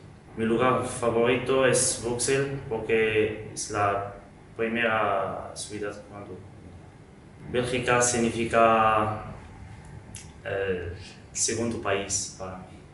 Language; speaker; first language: Spanish; non-native, learner; Arabic